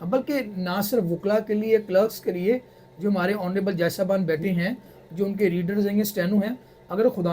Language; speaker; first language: Urdu; native; Urdu